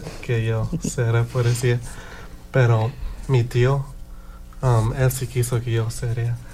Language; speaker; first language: Spanish; early bilingual, heritage; Spanish